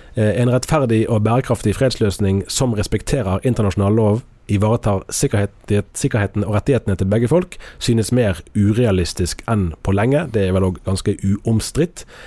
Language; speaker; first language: Norwegian; native; Norwegian